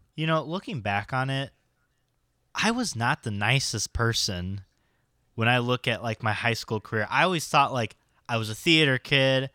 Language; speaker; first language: English; native; English